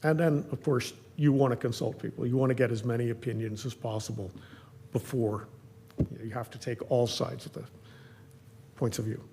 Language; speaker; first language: English; native; English